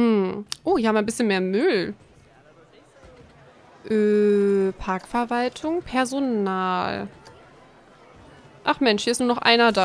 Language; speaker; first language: German; native; German